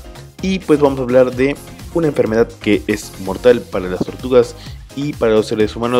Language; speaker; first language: Spanish; native; Spanish